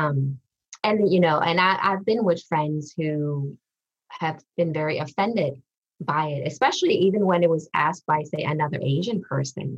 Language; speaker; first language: English; early bilingual, other home language; Vietnamese